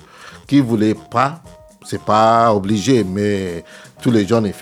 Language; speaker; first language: French; non-native, learner; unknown